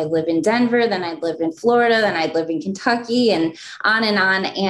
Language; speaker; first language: English; native; English